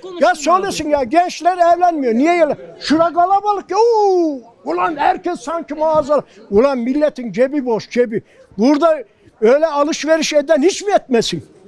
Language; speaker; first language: Turkish; native; Turkish